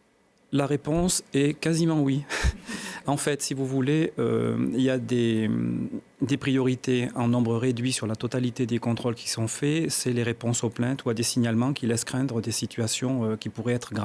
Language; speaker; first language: French; native; French